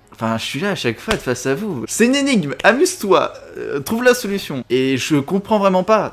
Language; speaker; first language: French; native; French